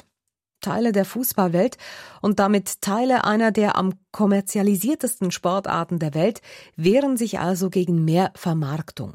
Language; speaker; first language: German; native; German